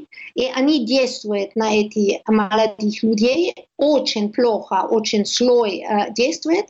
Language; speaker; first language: Russian; non-native, learner; German